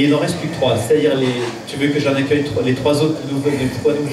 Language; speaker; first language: French; native; French